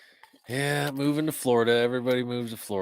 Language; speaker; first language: English; native; English